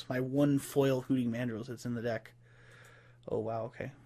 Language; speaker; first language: English; native; English